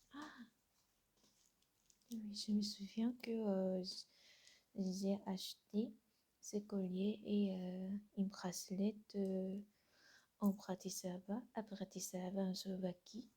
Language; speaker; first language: French; non-native, learner; Korean